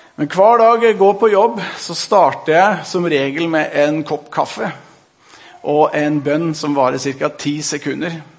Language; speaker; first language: Norwegian; native; Norwegian